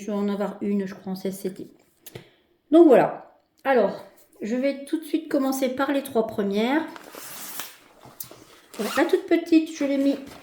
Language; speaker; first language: French; native; French